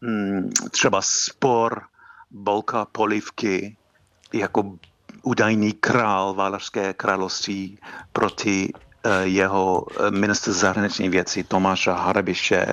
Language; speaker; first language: Czech; non-native, fluent; English